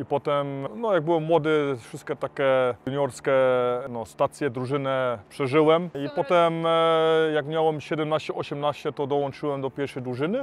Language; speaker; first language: Polish; early bilingual, heritage; Polish